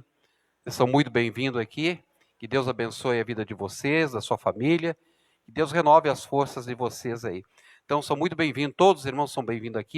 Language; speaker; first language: Portuguese; native; Portuguese